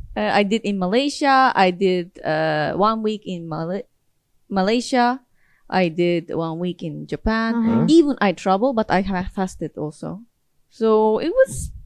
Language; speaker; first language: English; non-native, fluent; Japanese